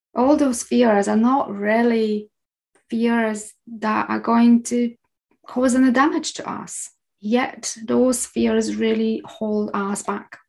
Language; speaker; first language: English; non-native, fluent; Polish